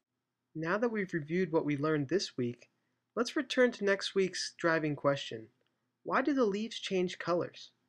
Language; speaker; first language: English; native; English